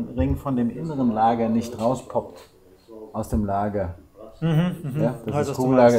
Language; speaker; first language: German; native; German